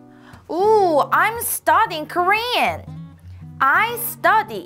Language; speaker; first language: English; non-native, fluent; Korean